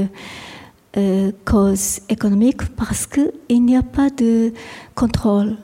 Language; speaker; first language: French; non-native, fluent; Japanese